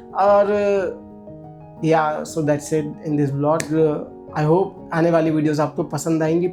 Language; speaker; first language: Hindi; native; Hindi